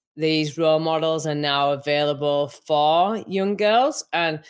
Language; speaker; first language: English; native; English